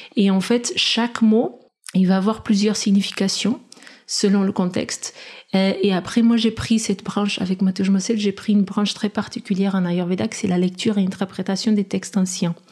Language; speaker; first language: French; non-native, fluent; Portuguese